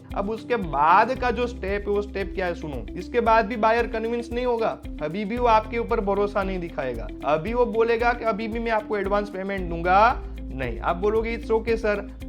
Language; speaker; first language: Hindi; non-native, local second language; Gujarati